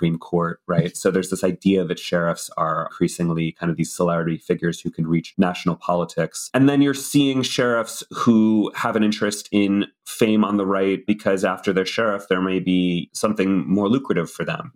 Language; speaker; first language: English; native; English